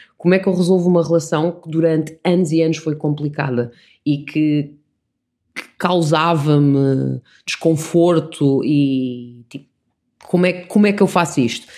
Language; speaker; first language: Portuguese; early bilingual, other home language; English